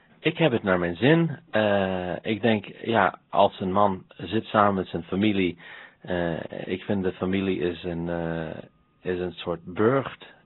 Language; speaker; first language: Dutch; non-native, fluent; English